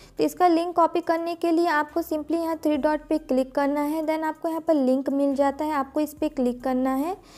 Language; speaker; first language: Hindi; native; Hindi